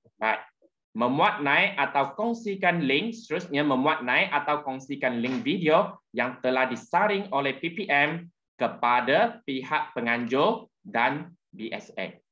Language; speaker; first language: Malay; non-native, local second language; Chinese